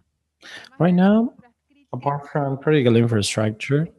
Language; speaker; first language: English; non-native, fluent; Spanish